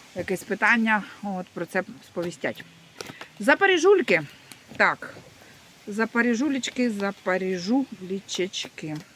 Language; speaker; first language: Ukrainian; non-native, local second language; Russian